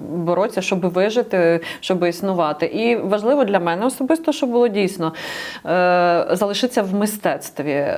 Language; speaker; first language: Ukrainian; native; Ukrainian